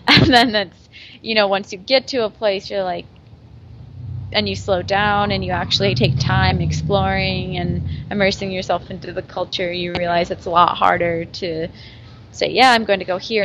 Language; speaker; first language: English; native; English